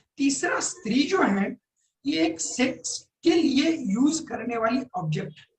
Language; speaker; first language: Hindi; non-native, local second language; Marathi